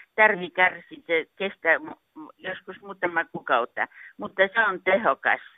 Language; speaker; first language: Finnish; non-native, learner; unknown